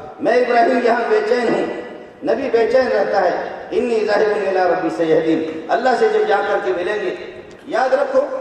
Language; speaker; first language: Urdu; non-native, local second language; Brahui